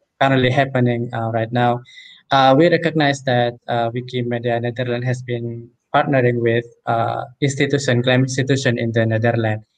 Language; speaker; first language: English; non-native, fluent; Indonesian